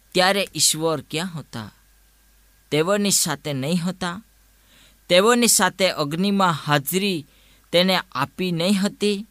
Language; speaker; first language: Gujarati; non-native, local second language; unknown